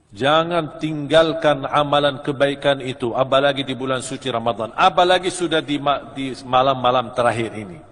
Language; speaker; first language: Malay; non-native, fluent; Arabic